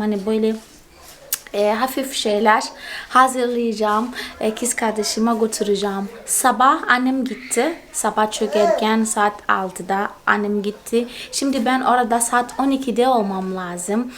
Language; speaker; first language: Turkish; non-native, fluent; Portuguese